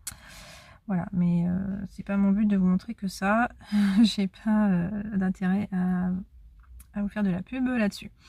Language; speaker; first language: French; native; French